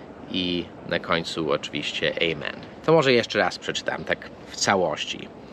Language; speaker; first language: Polish; non-native, fluent; English